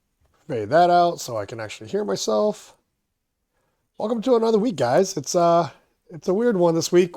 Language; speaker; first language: English; native; English